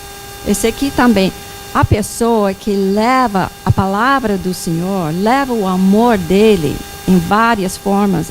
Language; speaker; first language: Portuguese; non-native, fluent; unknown